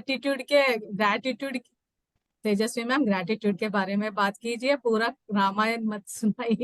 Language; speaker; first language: Hindi; native; Hindi